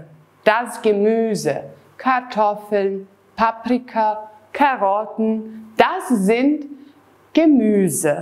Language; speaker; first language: German; non-native, fluent; Serbian